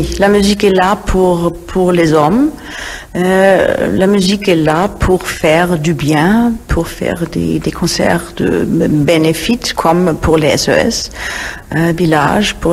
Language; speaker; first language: French; non-native, fluent; German